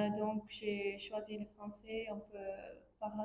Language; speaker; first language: French; non-native, fluent; English